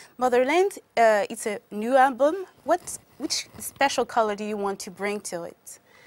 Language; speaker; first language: English; non-native, fluent; French